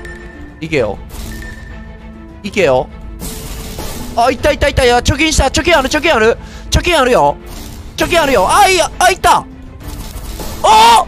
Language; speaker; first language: Japanese; native; Japanese